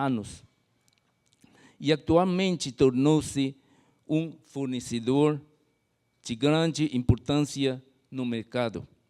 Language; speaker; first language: Portuguese; non-native, fluent; Chinese